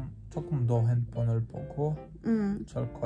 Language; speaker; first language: Korean; non-native, learner; Polish